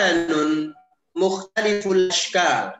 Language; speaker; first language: Arabic; non-native, fluent; Indonesian